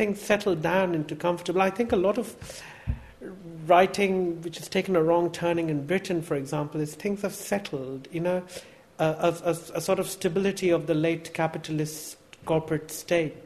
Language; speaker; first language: English; non-native, local second language; Bangla